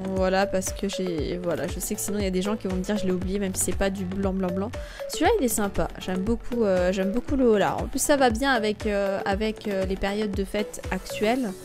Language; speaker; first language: French; native; French